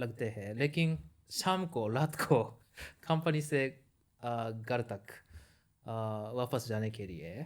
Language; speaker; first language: Hindi; non-native, learner; Japanese